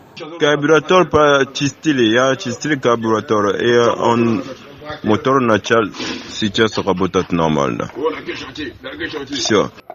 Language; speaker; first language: Russian; non-native, learner; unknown